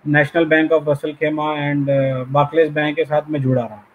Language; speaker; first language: Hindi; native; Hindi